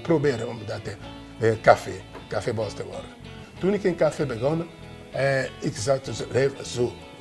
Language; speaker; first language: Dutch; non-native, learner; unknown